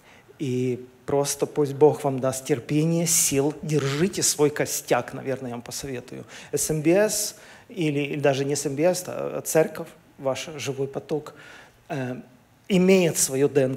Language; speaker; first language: Russian; native; Russian